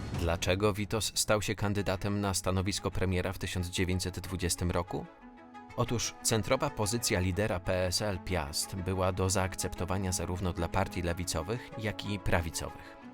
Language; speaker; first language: Polish; native; Polish